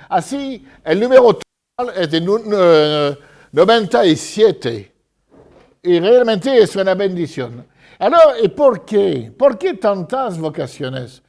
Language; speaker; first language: Spanish; non-native, fluent; French